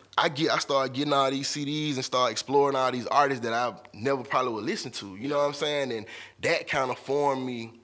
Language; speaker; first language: English; native; English